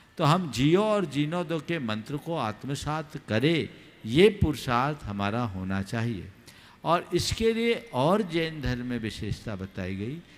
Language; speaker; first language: Hindi; native; Hindi